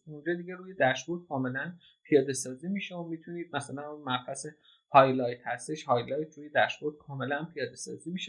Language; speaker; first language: Persian; native; Persian